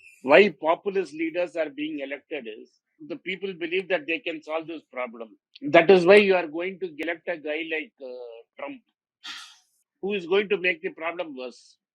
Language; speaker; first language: English; non-native, local second language; Tamil